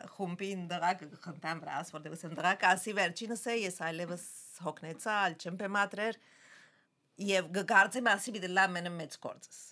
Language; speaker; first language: Armenian; early bilingual, heritage; Armenian